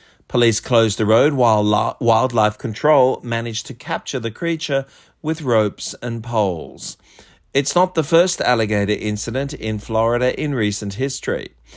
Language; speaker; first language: English; native; English